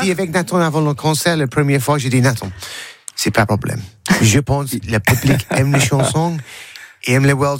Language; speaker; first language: French; non-native, learner; English